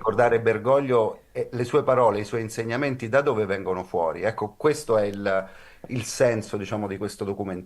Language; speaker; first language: Italian; native; Italian